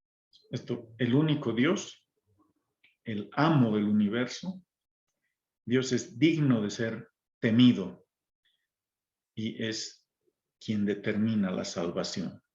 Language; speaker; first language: Spanish; native; Spanish